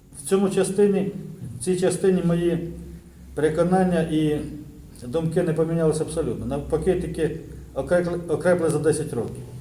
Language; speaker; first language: Ukrainian; native; Ukrainian